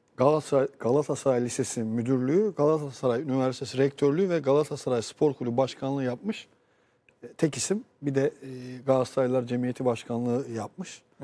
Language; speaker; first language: Turkish; native; Turkish